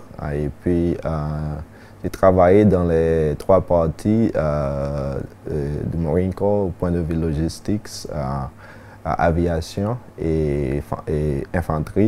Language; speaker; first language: French; non-native, local second language; Haitian Creole